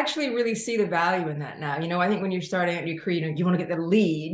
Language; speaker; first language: English; native; English